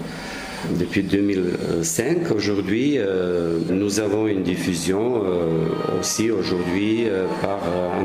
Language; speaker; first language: French; non-native, fluent; Serbian